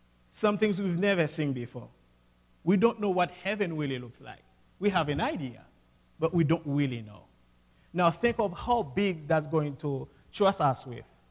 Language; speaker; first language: English; non-native, fluent; Haitian Creole